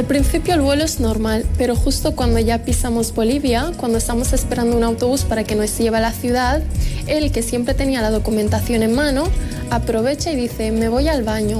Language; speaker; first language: Spanish; early bilingual, other home language; Arabic